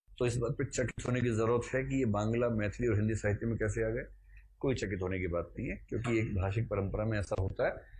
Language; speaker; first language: Hindi; native; Hindi